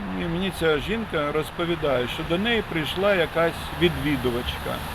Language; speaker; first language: Ukrainian; non-native, fluent; Russian